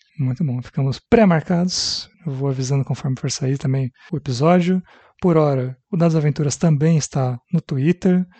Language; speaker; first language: Portuguese; native; Portuguese